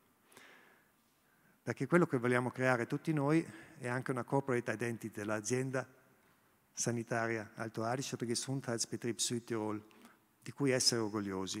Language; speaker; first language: Italian; non-native, local second language; German